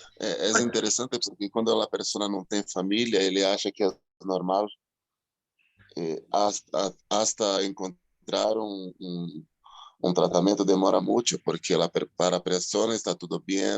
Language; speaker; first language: Spanish; non-native, fluent; Portuguese